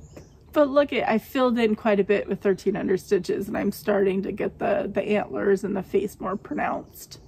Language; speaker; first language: English; native; English